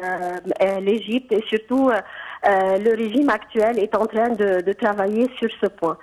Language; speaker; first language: French; non-native, fluent; Arabic